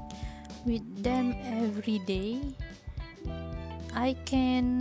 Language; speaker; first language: English; non-native, learner; Malay